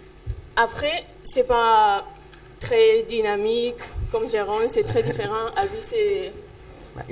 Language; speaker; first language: French; non-native, fluent; Catalan